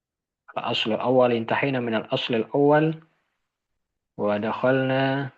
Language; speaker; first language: Arabic; non-native, fluent; Indonesian